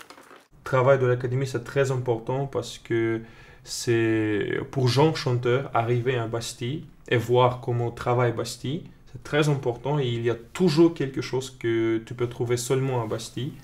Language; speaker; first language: French; non-native, learner; Russian